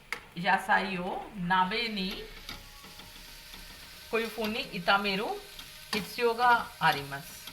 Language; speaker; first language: Japanese; non-native, fluent; Hindi